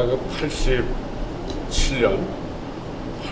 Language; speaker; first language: Korean; native; Korean